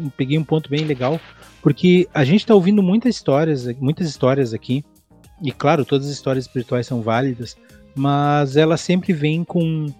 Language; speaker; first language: Portuguese; native; Portuguese